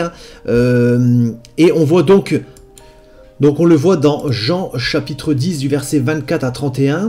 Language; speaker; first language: French; native; French